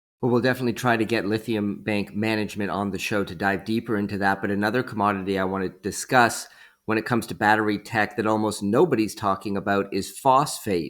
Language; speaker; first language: English; native; English